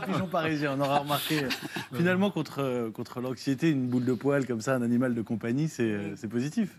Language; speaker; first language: French; native; French